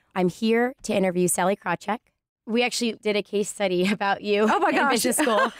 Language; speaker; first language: English; native; English